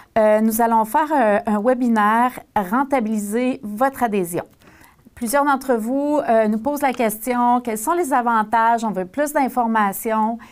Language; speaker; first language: French; native; French